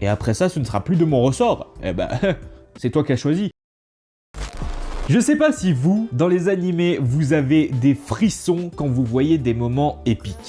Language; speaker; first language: French; native; French